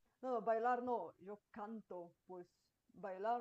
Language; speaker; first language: Spanish; non-native, fluent; Bulgarian